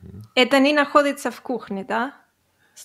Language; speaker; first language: Russian; non-native, learner; Catalan